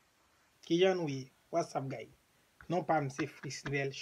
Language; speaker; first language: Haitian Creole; native; Haitian Creole